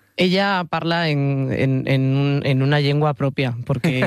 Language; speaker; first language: Catalan; non-native, learner; Spanish